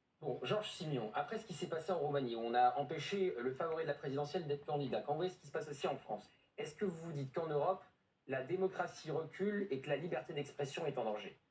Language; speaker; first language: French; native; French